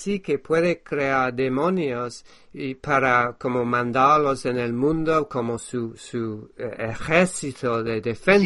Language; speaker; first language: Spanish; non-native, fluent; English